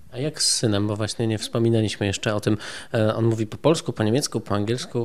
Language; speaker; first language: Polish; native; Polish